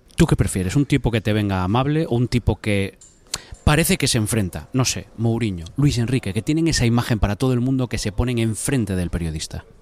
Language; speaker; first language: Spanish; native; Spanish